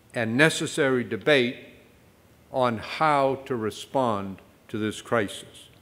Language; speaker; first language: English; native; English